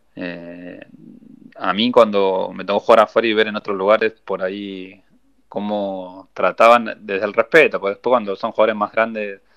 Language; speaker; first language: Spanish; native; Spanish